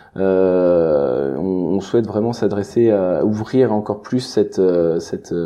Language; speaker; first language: French; native; French